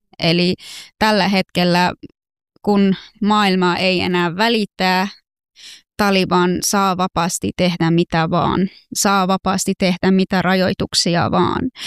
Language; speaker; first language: Finnish; non-native, fluent; Persian